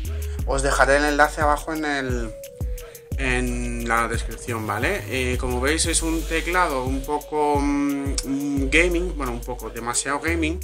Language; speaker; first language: Spanish; native; Spanish